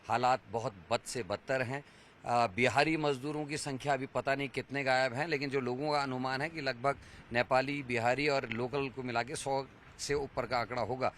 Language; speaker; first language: Hindi; native; Hindi